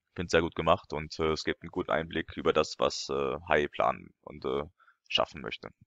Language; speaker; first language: German; non-native, fluent; French